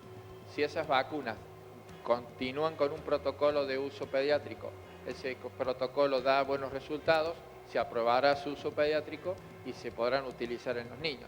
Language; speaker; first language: Spanish; native; Spanish